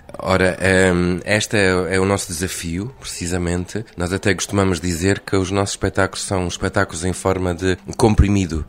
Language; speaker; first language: Portuguese; non-native, fluent; English